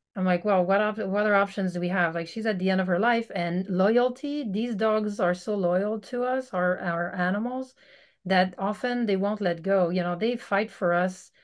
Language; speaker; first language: English; native; English